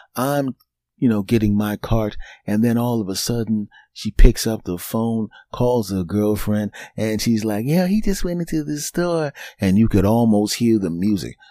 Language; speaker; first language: English; native; English